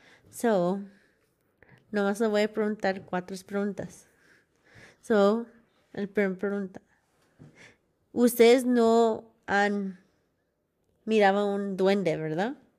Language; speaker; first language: Spanish; non-native, learner; English